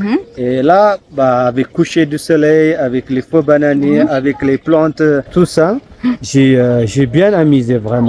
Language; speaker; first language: French; non-native, fluent; Amharic